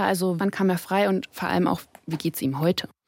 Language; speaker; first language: German; native; German